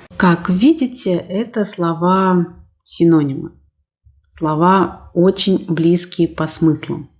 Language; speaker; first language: Russian; native; Russian